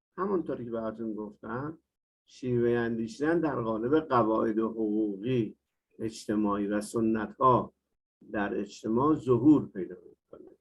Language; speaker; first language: Persian; native; Persian